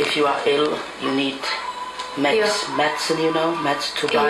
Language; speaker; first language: English; non-native, fluent; Czech